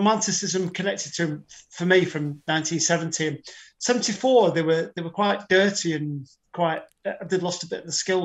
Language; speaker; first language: English; native; English